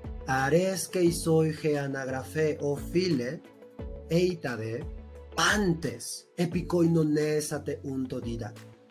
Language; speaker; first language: Greek; non-native, fluent; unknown